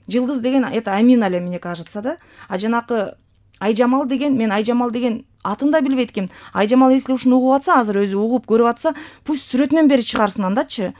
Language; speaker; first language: Kyrgyz; native; Kyrgyz